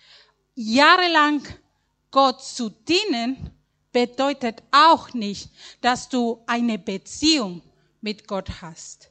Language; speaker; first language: German; non-native, learner; Spanish